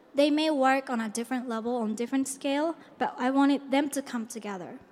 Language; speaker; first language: English; non-native, fluent; Japanese